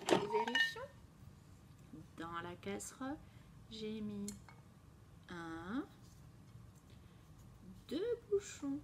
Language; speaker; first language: French; native; French